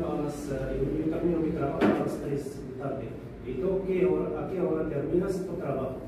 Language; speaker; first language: Spanish; non-native, learner; Arabic